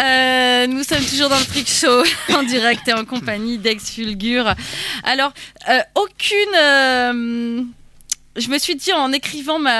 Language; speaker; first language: French; native; French